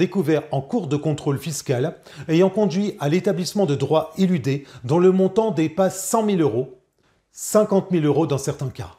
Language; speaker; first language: French; native; French